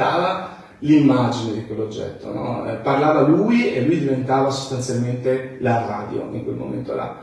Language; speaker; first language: Italian; native; Italian